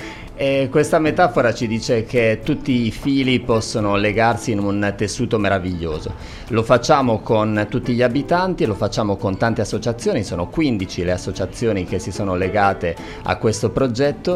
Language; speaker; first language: Italian; native; Italian